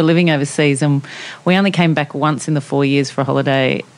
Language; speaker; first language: English; non-native, local second language; Italian